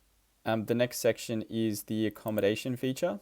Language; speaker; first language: English; native; English